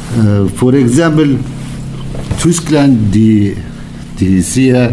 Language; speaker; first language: Danish; non-native, learner; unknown